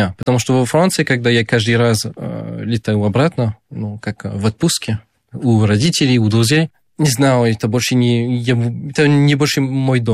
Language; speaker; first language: Russian; non-native, fluent; French